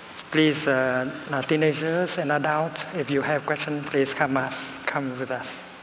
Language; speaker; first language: English; non-native, fluent; Vietnamese